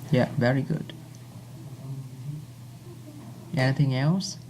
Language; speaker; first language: English; non-native, fluent; Vietnamese